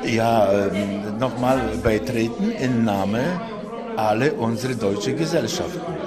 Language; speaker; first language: German; non-native, local second language; Polish